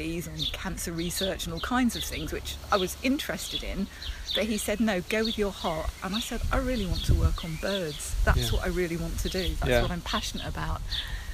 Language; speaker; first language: English; native; English